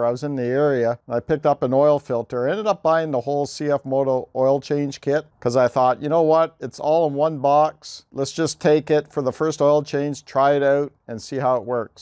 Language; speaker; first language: English; native; English